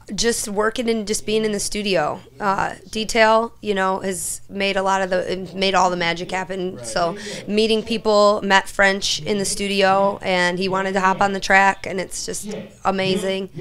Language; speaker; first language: English; native; English